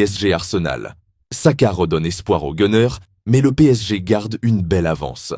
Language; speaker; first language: French; native; French